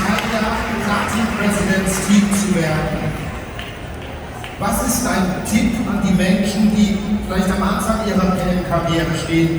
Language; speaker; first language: German; native; German